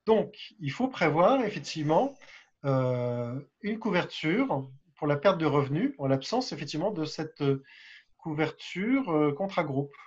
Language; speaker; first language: French; native; French